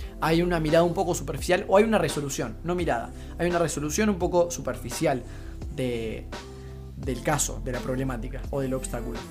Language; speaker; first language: Spanish; native; Spanish